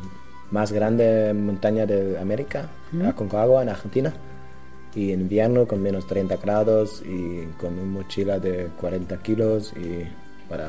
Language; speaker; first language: Spanish; non-native, learner; German